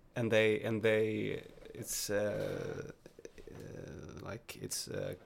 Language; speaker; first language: English; non-native, fluent; Swedish